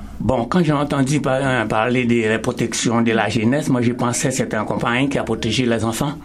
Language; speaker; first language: French; non-native, local second language; Haitian Creole